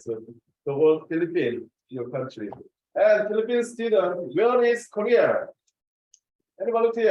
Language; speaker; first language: English; non-native, fluent; Korean